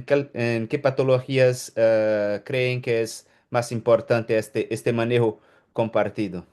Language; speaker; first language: Spanish; non-native, learner; Portuguese